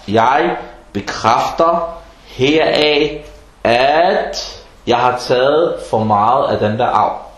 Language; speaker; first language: Danish; non-native, fluent; Arabic